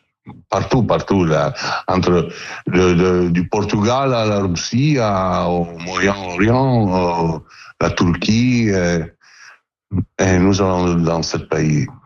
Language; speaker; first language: French; non-native, learner; Italian